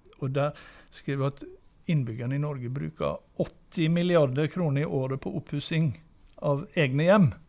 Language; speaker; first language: Norwegian; native; Norwegian